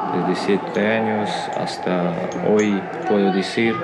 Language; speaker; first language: Spanish; non-native, fluent; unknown